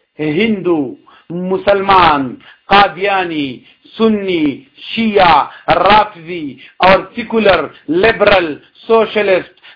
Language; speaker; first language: Urdu; non-native, local second language; Pashto